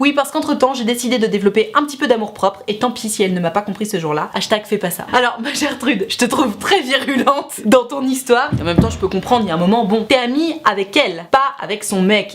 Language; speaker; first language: French; native; French